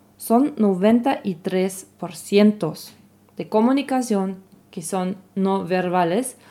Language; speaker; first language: Spanish; non-native, fluent; German